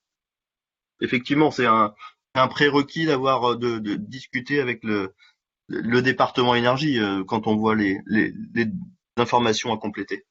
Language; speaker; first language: French; native; French